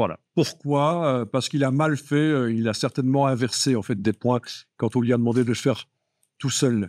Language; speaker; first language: French; native; French